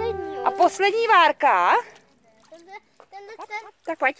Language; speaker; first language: Czech; native; Czech